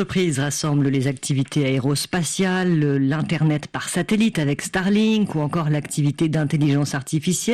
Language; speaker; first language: French; native; French